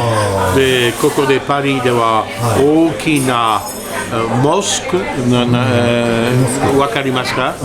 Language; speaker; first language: Japanese; non-native, learner; French